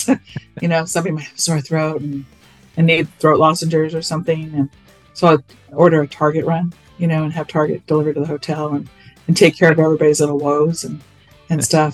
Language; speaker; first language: English; native; English